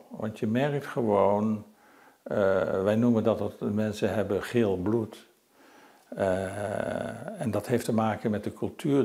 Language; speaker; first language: Dutch; native; Dutch